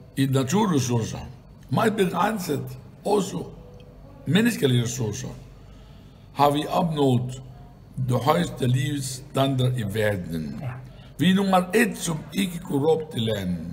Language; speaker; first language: Danish; non-native, fluent; Arabic